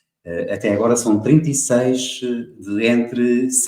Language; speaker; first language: Portuguese; native; Portuguese